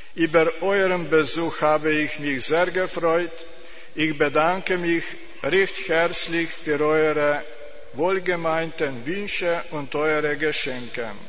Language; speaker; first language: German; non-native, fluent; Slovenian